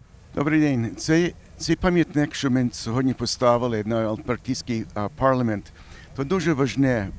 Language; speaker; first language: Ukrainian; early bilingual, heritage; Ukrainian